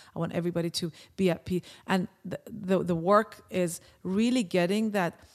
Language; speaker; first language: English; early bilingual, other home language; Persian